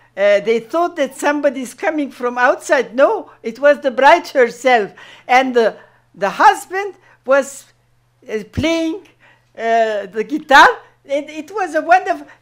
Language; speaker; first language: English; non-native, fluent; German